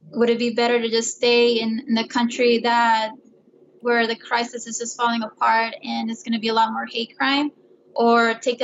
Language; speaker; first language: English; early bilingual, other home language; Spanish